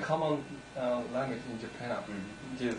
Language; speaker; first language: English; non-native, learner; Japanese